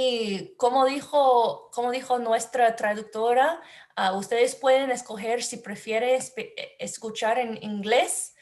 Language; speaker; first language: Spanish; non-native, learner; English